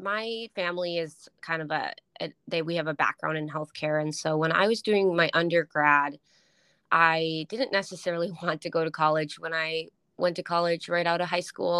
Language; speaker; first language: English; native; English